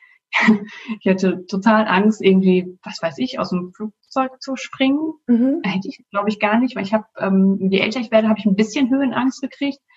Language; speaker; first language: German; native; German